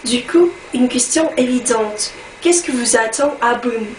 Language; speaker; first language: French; non-native, learner; Russian